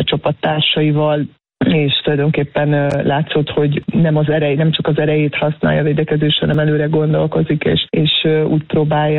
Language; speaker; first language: Hungarian; native; Hungarian